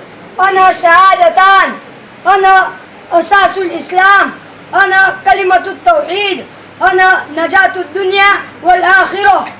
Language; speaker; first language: Arabic; non-native, learner; Urdu